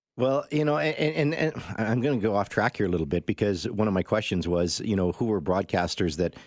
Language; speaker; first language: English; native; English